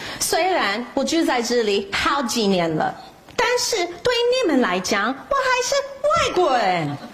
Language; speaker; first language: Chinese; non-native, fluent; English